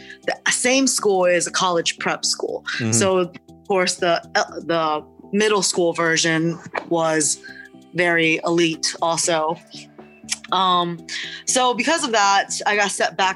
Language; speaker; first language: English; early bilingual, other home language; Chinese